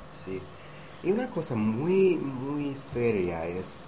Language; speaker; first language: Spanish; non-native, learner; English